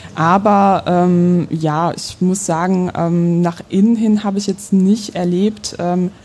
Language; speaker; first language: German; early bilingual, other home language; Polish